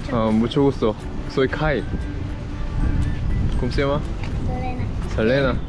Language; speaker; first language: Spanish; non-native, learner; Korean